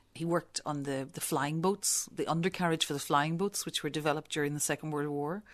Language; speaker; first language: English; native; English